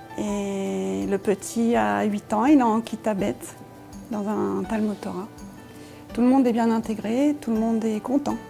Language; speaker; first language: French; native; French